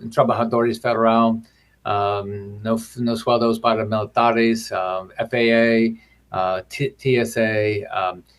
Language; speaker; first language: Spanish; non-native, learner; English